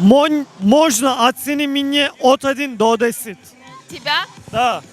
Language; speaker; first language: Russian; non-native, learner; Turkish